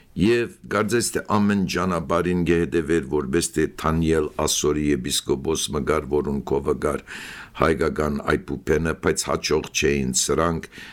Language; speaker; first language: Armenian; early bilingual, heritage; Armenian